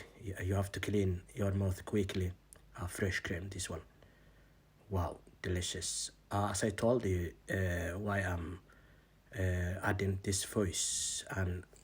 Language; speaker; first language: English; non-native, fluent; Somali